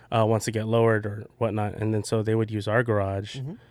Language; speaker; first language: English; early bilingual, other home language; Filipino